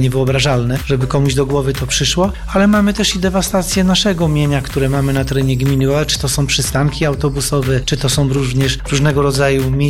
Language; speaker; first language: Polish; native; Polish